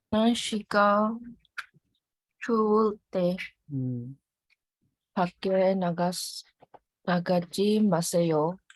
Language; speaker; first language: Korean; non-native, learner; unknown